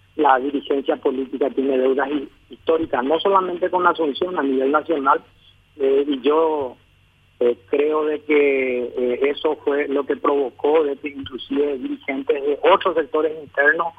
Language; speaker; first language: Spanish; native; Spanish